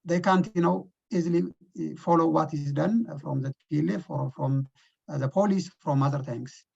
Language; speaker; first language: English; non-native, local second language; Amharic